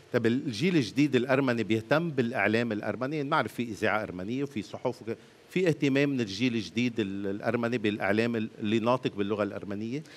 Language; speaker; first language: Arabic; native; Arabic